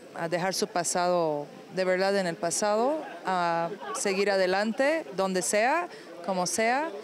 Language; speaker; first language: Spanish; non-native, fluent; Persian